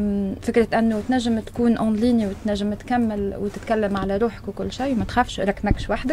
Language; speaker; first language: Arabic; native; Arabic